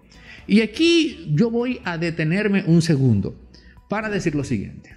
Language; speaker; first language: Spanish; native; Spanish